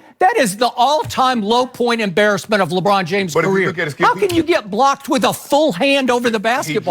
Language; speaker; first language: English; native; English